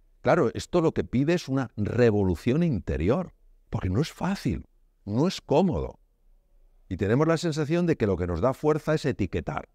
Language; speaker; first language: Spanish; native; Spanish